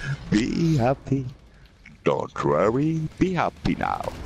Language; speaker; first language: English; non-native, learner; French